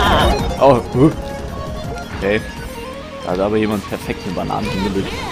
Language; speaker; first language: German; native; German